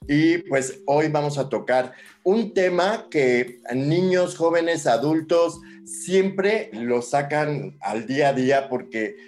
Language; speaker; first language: Spanish; native; Spanish